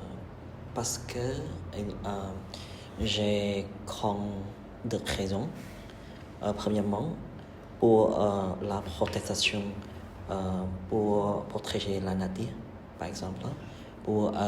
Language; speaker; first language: French; non-native, learner; Khmer